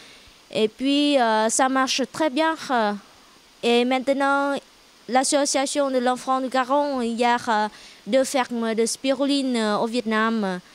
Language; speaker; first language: French; non-native, learner; Vietnamese